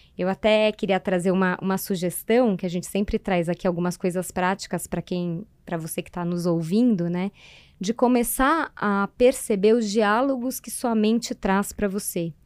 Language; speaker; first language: Portuguese; native; Portuguese